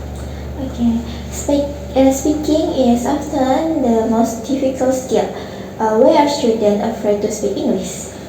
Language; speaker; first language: English; non-native, learner; Indonesian